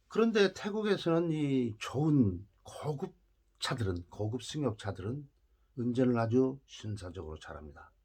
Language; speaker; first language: Korean; native; Korean